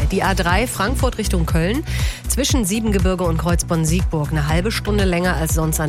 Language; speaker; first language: German; native; German